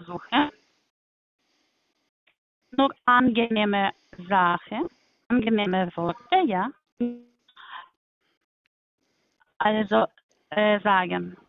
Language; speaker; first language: German; non-native, learner; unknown